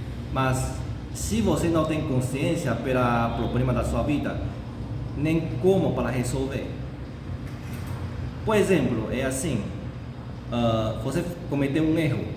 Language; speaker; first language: Portuguese; non-native, fluent; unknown